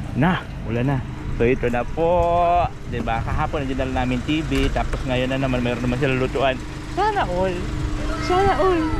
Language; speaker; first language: Filipino; non-native, local second language; Cebuano